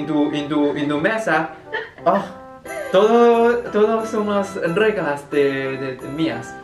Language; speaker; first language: Spanish; non-native, learner; Chinese